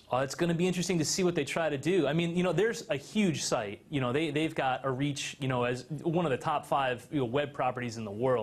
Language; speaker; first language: English; native; English